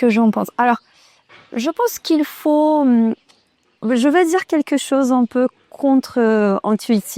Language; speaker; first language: French; non-native, fluent; Portuguese